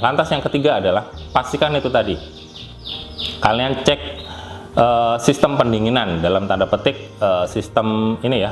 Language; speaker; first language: Indonesian; native; Indonesian